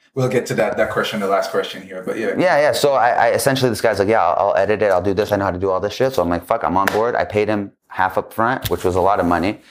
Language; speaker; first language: English; native; English